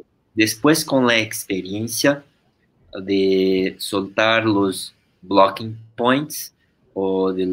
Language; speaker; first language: Spanish; non-native, fluent; Portuguese